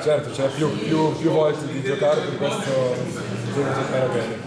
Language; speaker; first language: Italian; non-native, learner; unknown